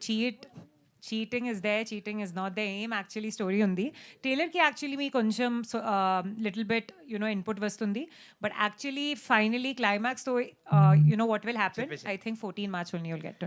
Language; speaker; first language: Telugu; non-native, learner; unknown